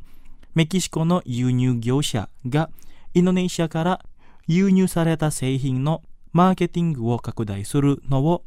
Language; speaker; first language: Japanese; non-native, fluent; Indonesian